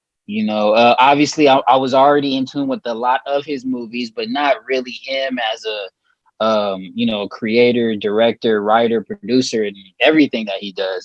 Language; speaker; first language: English; native; English